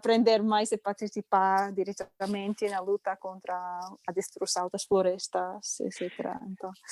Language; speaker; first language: Portuguese; non-native, fluent; English